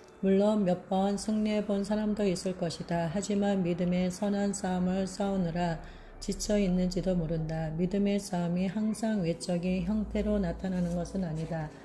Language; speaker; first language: Korean; native; Korean